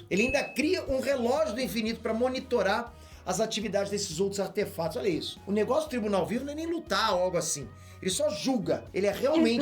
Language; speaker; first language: Portuguese; native; Portuguese